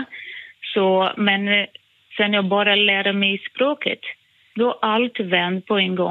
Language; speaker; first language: Swedish; non-native, fluent; Portuguese